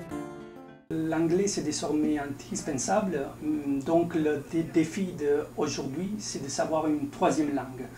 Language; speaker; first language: French; non-native, fluent; Italian